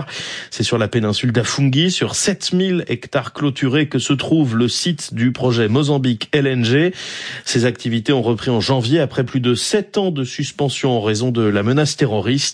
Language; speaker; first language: French; native; French